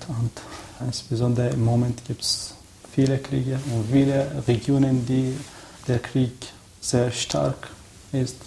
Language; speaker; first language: German; non-native, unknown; Arabic